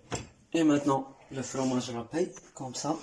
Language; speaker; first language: French; non-native, learner; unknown